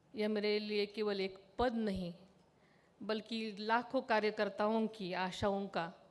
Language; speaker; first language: Hindi; non-native, local second language; Marathi